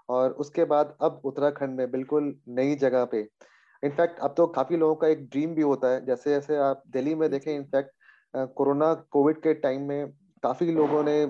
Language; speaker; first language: Hindi; native; Hindi